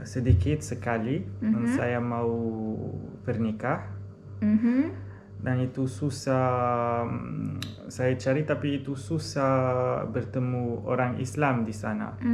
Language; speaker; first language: Indonesian; non-native, learner; Arabic